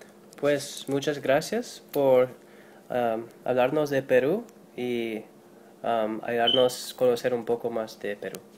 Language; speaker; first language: Spanish; non-native, learner; English